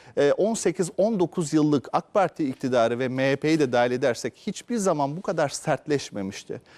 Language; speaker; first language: Turkish; native; Turkish